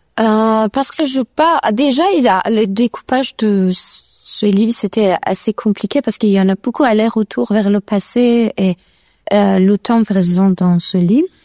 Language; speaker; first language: French; non-native, learner; Persian